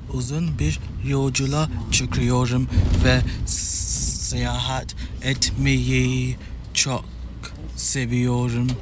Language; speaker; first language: Turkish; non-native, learner; English